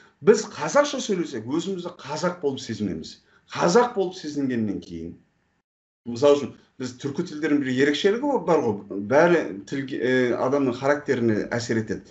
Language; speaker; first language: Kazakh; non-native, fluent; Turkish